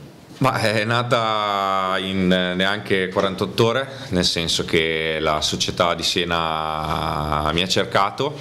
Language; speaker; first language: Italian; native; Italian